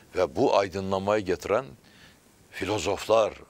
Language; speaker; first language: Turkish; native; Turkish